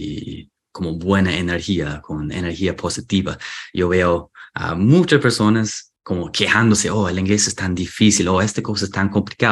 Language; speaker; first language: Spanish; non-native, fluent; English